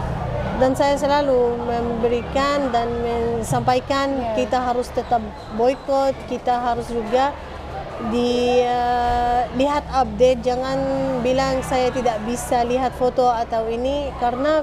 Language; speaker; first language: Indonesian; non-native, fluent; Arabic